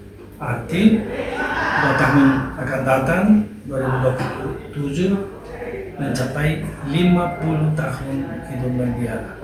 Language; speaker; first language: Indonesian; non-native, learner; Spanish